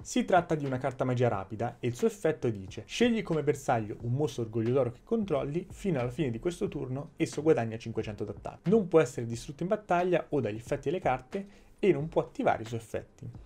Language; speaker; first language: Italian; native; Italian